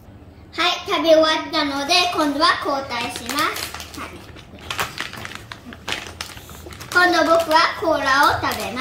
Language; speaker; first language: Japanese; early bilingual, heritage; Japanese